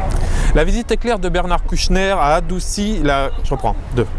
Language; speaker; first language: French; native; French